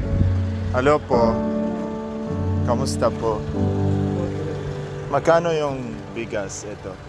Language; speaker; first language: Filipino; non-native, learner; German